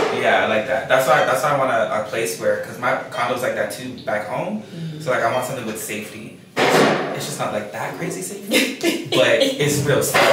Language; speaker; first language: English; native; English